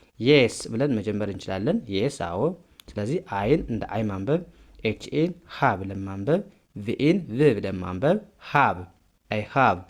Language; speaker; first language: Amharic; native; Amharic